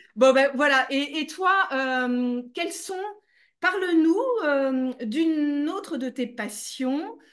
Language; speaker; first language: French; native; French